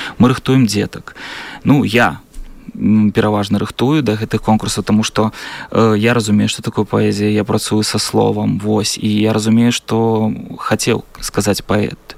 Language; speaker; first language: Belarusian; non-native, local second language; Russian